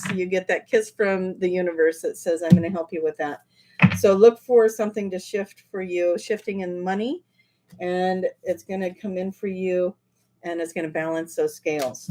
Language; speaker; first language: English; native; English